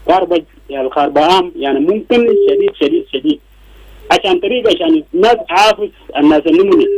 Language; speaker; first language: Arabic; non-native, local second language; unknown